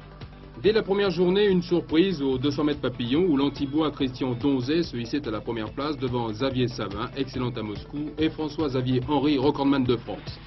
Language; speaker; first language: French; native; French